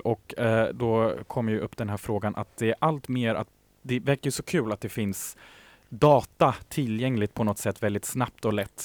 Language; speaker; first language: Swedish; native; Swedish